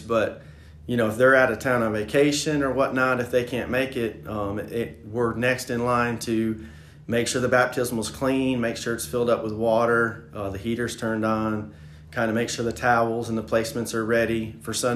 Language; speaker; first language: English; native; English